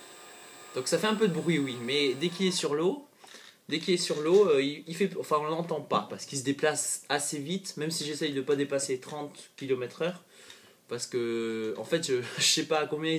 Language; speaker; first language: French; native; French